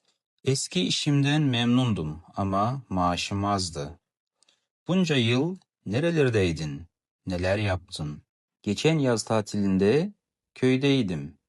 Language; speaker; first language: Turkish; non-native, fluent; Kazakh